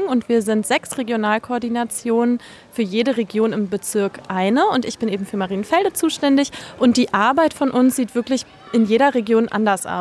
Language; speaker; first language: German; native; German